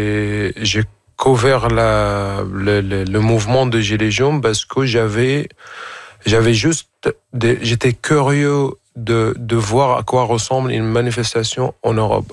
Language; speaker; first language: French; non-native, fluent; Arabic